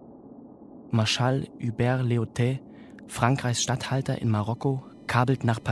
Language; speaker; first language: German; native; German